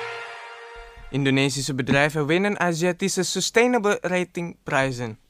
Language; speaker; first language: Dutch; non-native, fluent; Indonesian